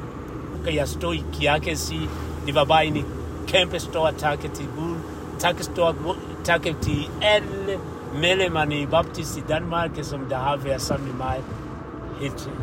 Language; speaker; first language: Danish; non-native, learner; Kinyarwanda